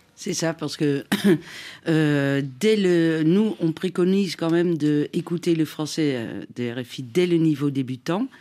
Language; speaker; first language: French; non-native, fluent; Dutch